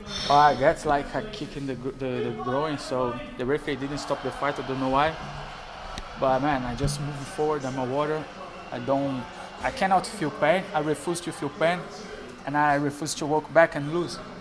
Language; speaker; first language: English; non-native, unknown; Portuguese